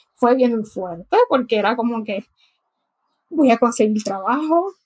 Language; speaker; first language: Spanish; native; Spanish